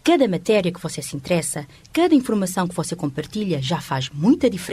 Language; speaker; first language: Portuguese; non-native, local second language; Kabuverdianu